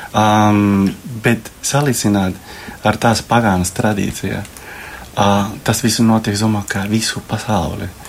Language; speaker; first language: Latvian; non-native, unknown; Spanish